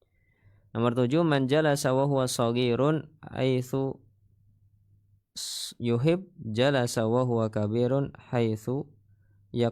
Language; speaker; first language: Arabic; non-native, fluent; Indonesian